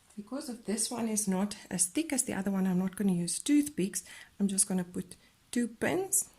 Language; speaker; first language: English; non-native, local second language; Afrikaans